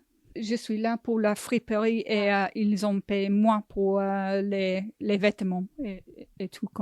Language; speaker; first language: French; non-native, learner; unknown